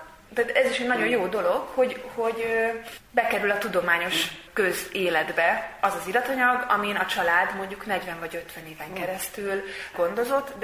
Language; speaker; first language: Hungarian; native; Hungarian